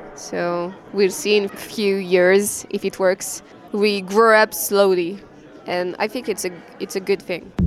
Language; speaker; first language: English; non-native, fluent; French